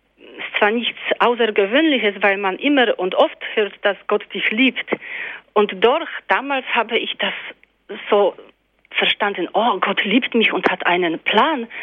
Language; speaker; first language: German; non-native, fluent; Polish